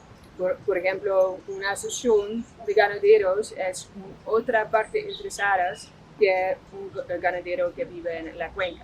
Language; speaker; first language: Spanish; non-native, fluent; Dutch